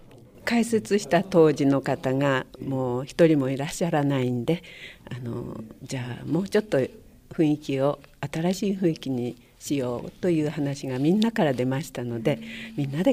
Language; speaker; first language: Japanese; native; Japanese